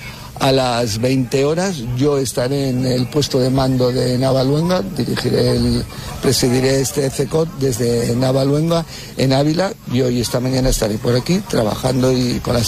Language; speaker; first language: Spanish; native; Spanish